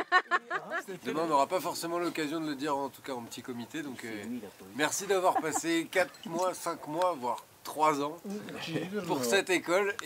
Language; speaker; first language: French; native; French